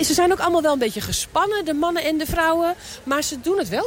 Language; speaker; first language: Dutch; native; Dutch